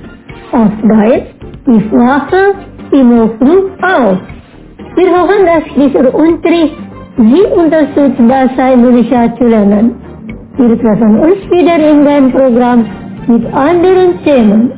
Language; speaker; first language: German; non-native, learner; Indonesian